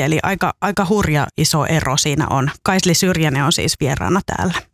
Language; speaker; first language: Finnish; native; Finnish